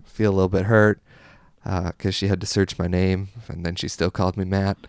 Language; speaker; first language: English; native; English